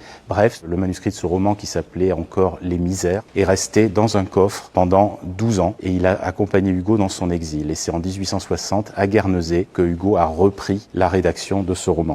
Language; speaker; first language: French; native; French